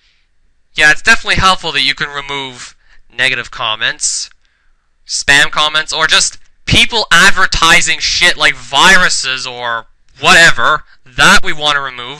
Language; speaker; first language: English; native; English